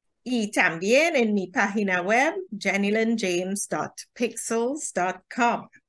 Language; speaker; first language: Spanish; non-native, fluent; English